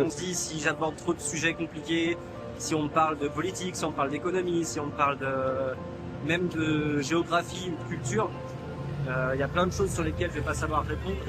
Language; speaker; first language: French; native; French